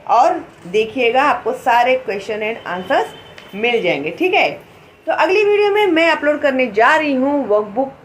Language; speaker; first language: Hindi; non-native, local second language; Marathi